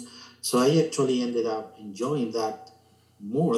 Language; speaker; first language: English; non-native, fluent; Spanish